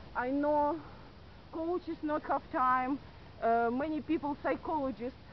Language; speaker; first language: English; non-native, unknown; Russian